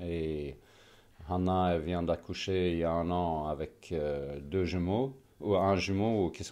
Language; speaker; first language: French; non-native, fluent; Swedish